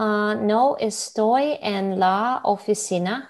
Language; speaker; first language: Spanish; non-native, learner; Russian